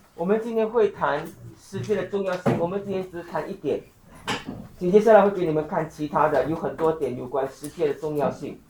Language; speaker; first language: Chinese; native; Chinese